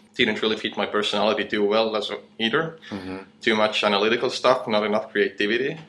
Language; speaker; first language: English; non-native, fluent; Estonian